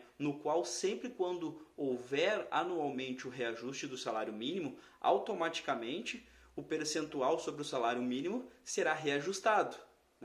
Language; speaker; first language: Portuguese; native; Portuguese